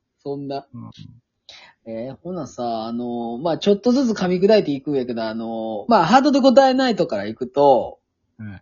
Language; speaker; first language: Japanese; native; Japanese